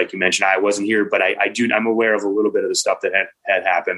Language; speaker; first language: English; native; English